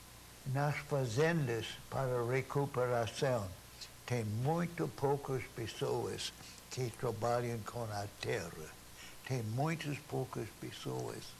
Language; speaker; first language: Portuguese; non-native, fluent; English